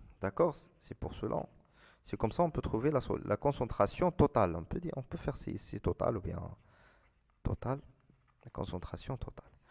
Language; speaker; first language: French; non-native, local second language; Arabic